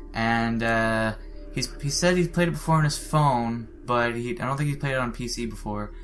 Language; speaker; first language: English; early bilingual, other home language; French